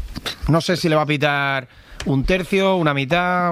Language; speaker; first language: Spanish; native; Spanish